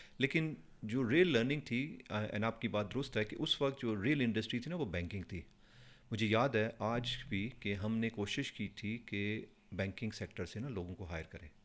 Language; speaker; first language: Urdu; non-native, fluent; Punjabi